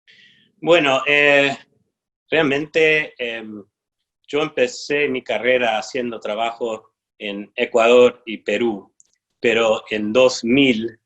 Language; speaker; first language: Spanish; non-native, fluent; English